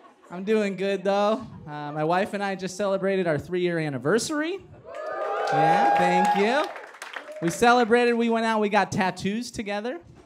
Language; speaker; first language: English; early bilingual, other home language; Spanish